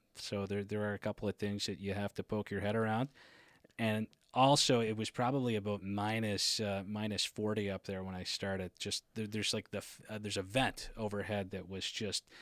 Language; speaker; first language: English; native; English